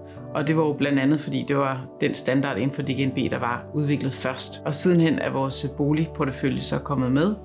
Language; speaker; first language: Danish; native; Danish